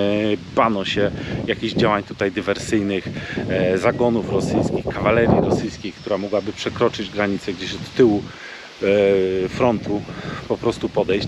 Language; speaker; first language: Polish; native; Polish